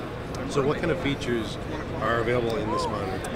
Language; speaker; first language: English; native; English